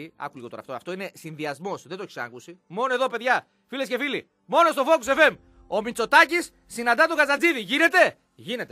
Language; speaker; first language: Greek; native; Greek